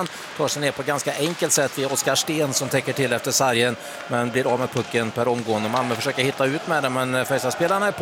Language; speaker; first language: Swedish; native; Swedish